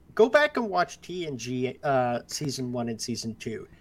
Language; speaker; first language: English; native; English